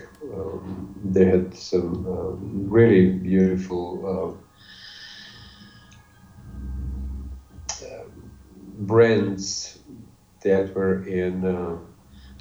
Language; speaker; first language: English; non-native, fluent; Bosnian